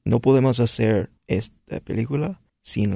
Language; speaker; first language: Spanish; non-native, fluent; English